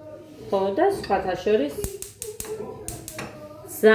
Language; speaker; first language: Georgian; native; Georgian